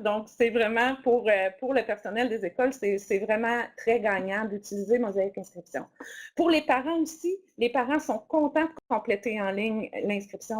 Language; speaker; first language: French; native; French